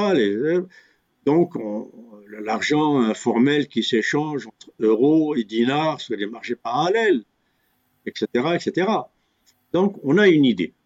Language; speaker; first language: French; non-native, local second language; Kabyle